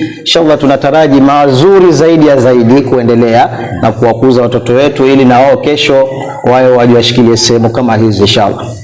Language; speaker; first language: Swahili; native; Swahili